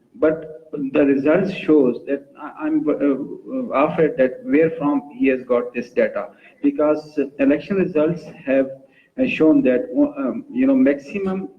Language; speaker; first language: English; non-native, local second language; Urdu